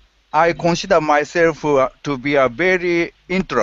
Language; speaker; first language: English; non-native, learner; Japanese